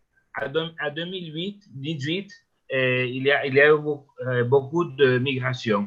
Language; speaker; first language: French; non-native, learner; Spanish